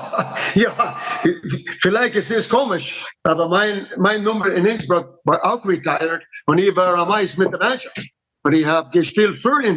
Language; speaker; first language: German; non-native, learner; English